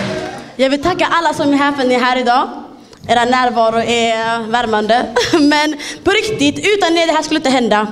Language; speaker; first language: Swedish; early bilingual, other home language; Somali